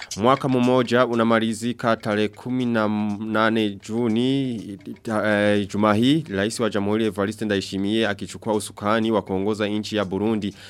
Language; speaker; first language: Swahili; non-native, local second language; Rundi